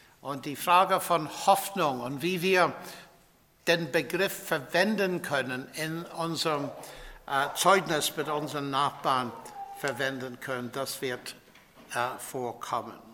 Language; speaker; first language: German; non-native, fluent; English